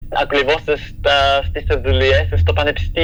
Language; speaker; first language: Greek; non-native, fluent; Japanese